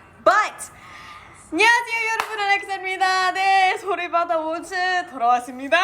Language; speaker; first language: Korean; non-native, learner; English